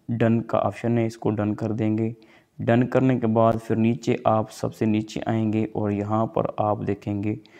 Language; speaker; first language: Urdu; non-native, local second language; Sindhi